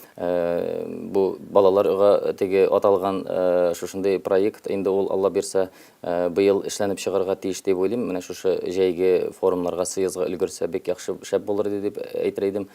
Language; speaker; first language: Tatar; early bilingual, heritage; Tatar